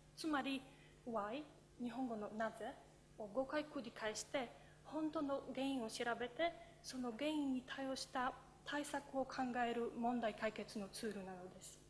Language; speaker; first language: Japanese; non-native, fluent; Polish